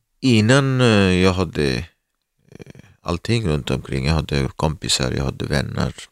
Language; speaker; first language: Swedish; non-native, learner; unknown